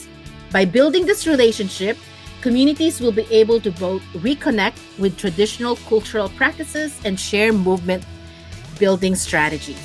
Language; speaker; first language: English; non-native, local second language; Filipino